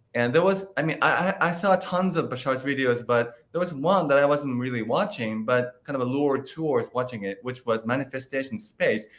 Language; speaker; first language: English; non-native, fluent; Japanese